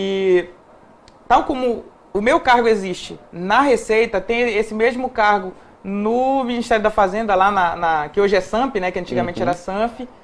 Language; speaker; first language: Portuguese; native; Portuguese